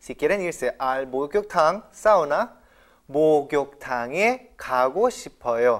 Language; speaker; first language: Spanish; non-native, fluent; Korean